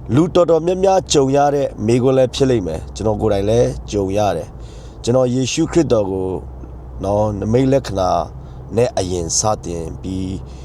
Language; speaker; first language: Burmese; non-native, local second language; Kachin